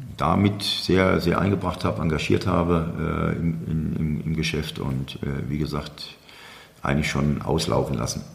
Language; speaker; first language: German; native; German